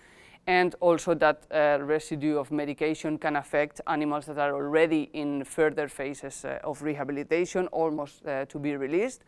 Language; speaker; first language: English; non-native, fluent; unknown